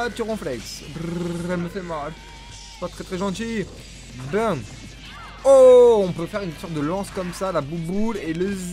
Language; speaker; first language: French; native; French